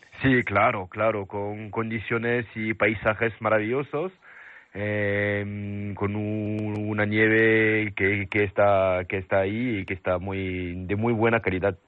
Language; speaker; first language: Spanish; non-native, fluent; French